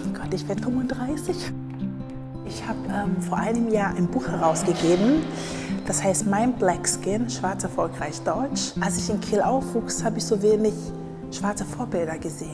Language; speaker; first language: German; early bilingual, other home language; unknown